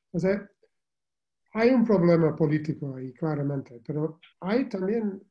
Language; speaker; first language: Spanish; non-native, fluent; English